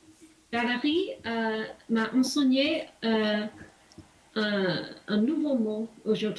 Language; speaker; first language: French; non-native, learner; English